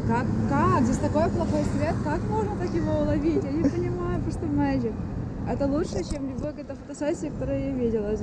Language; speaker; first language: Russian; native; Russian